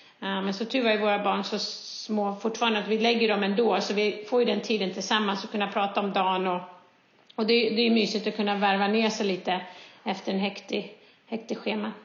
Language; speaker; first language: Swedish; native; Swedish